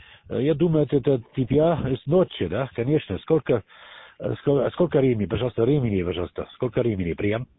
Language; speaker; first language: Russian; non-native, learner; German